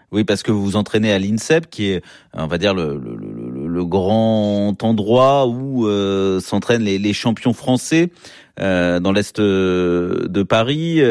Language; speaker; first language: French; native; French